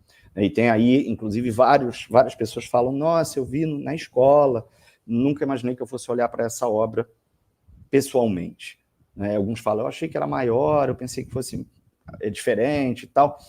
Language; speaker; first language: Portuguese; native; Portuguese